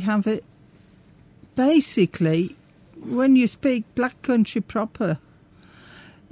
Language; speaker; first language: English; native; English